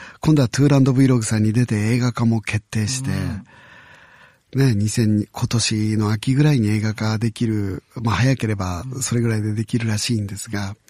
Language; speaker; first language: Japanese; native; Japanese